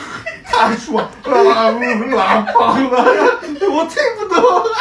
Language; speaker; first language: Chinese; non-native, learner; Turkmen